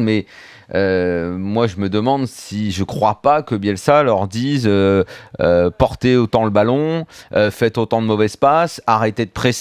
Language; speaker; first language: French; native; French